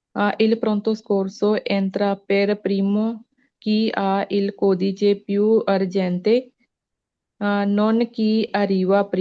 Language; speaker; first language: Italian; non-native, learner; Punjabi